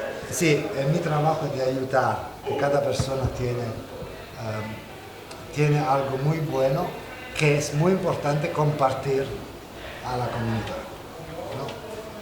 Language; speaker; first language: Spanish; non-native, fluent; Italian